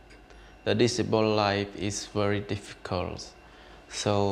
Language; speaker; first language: English; non-native, learner; Khmer